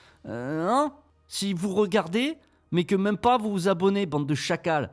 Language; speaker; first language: French; native; French